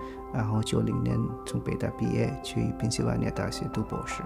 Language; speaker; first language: Chinese; non-native, fluent; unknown